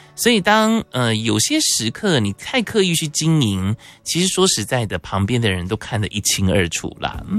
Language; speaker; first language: Chinese; native; Chinese